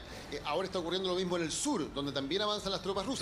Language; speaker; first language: Spanish; native; Spanish